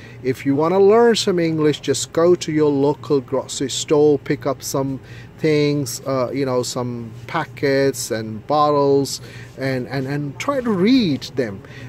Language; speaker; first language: English; non-native, local second language; Punjabi